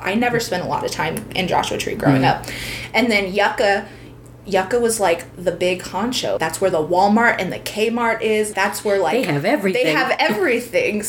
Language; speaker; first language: English; native; English